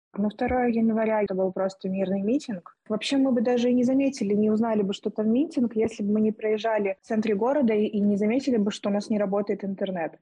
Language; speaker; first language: Russian; native; Russian